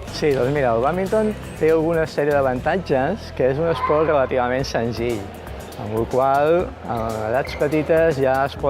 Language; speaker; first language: Catalan; native; Catalan